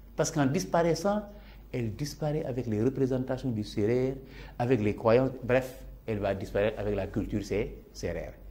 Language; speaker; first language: French; non-native, local second language; Serer